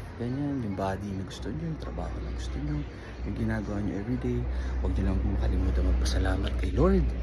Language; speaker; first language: Filipino; native; Filipino